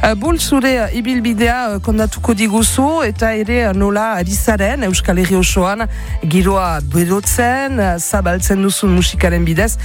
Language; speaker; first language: Basque; native; Basque